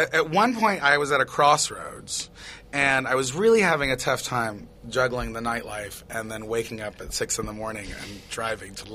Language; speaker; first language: English; native; English